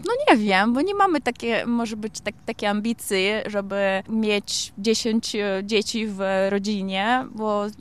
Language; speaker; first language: Polish; non-native, learner; Kazakh